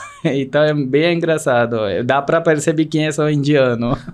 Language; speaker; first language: Portuguese; non-native, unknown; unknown